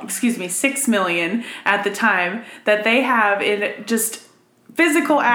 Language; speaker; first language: English; native; English